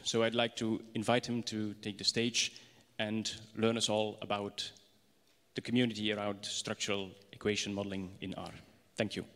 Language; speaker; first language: English; non-native, fluent; Dutch